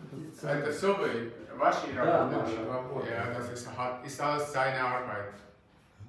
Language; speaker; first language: Russian; non-native, fluent; German